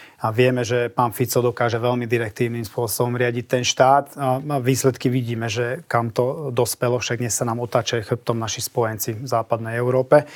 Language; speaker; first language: Slovak; non-native, local second language; Hungarian